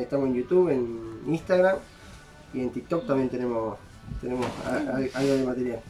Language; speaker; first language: Spanish; native; Spanish